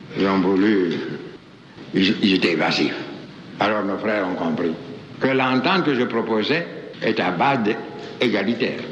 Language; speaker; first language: French; non-native, local second language; Baoulé